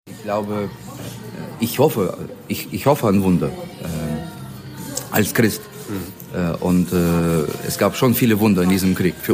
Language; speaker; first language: German; non-native, fluent; Ukrainian